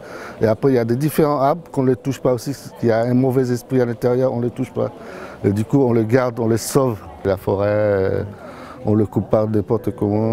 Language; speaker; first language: French; non-native, local second language; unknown